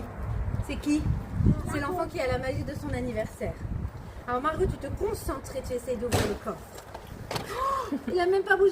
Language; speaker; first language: French; native; French